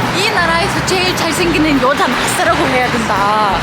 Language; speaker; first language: Korean; non-native, learner; Ukrainian